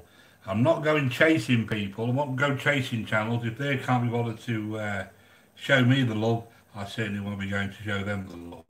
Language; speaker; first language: English; native; English